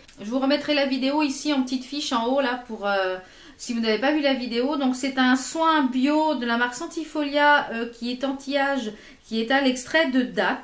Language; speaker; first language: French; native; French